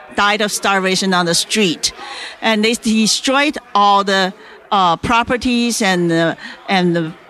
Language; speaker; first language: English; non-native, fluent; Chinese